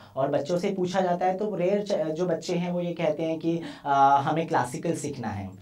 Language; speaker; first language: Hindi; native; Hindi